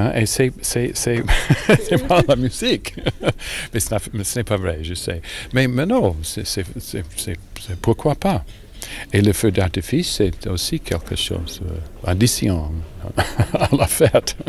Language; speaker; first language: French; non-native, learner; English